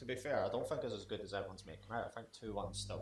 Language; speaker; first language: English; native; English